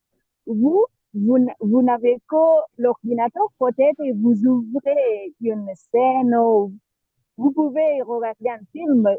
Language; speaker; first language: French; non-native, fluent; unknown